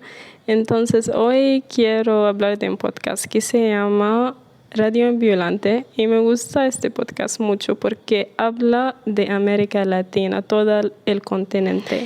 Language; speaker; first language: Spanish; non-native, learner; Arabic